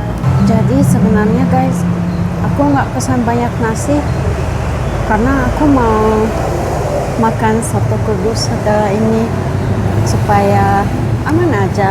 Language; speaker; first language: Indonesian; non-native, fluent; Arabic